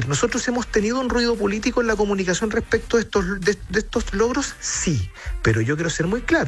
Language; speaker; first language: Spanish; native; Spanish